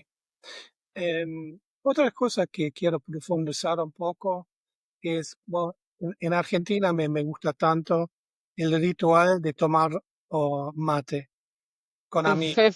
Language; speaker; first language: Spanish; non-native, fluent; German